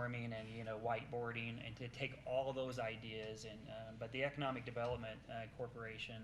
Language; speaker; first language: English; native; English